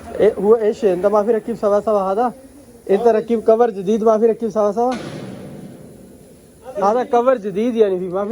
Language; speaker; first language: Arabic; non-native, learner; Urdu